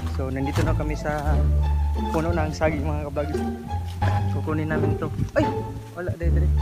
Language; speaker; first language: Filipino; non-native, local second language; Cebuano